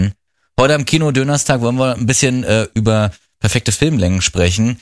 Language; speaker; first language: German; native; German